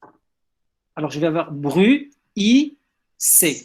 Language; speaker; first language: French; non-native, local second language; Arabic